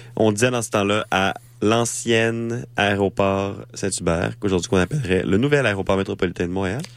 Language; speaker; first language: French; native; French